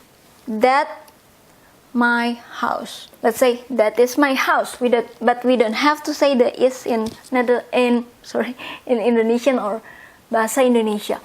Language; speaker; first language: English; non-native, fluent; Indonesian